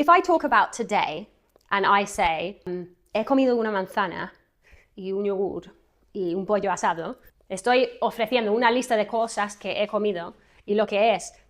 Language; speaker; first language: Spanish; non-native, fluent; English